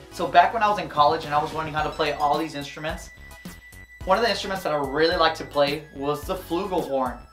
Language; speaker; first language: English; native; English